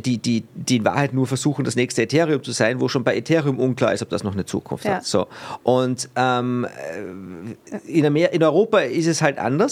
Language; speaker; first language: German; native; German